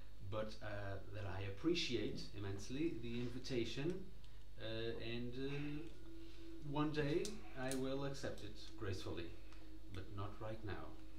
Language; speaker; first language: English; non-native, fluent; Portuguese